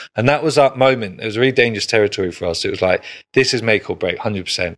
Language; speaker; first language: English; native; English